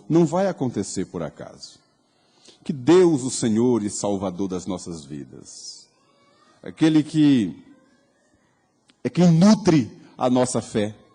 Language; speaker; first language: Portuguese; native; Portuguese